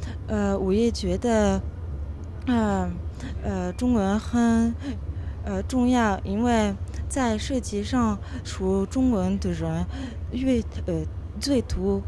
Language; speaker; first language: Chinese; non-native, learner; French